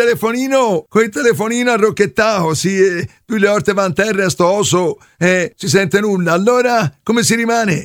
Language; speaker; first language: Italian; native; Italian